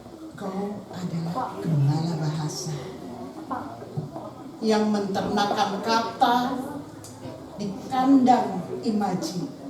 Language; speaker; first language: Indonesian; native; Indonesian